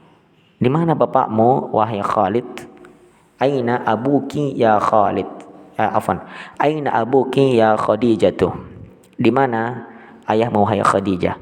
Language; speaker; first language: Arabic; non-native, fluent; Indonesian